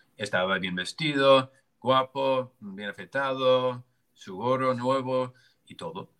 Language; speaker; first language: Spanish; non-native, fluent; English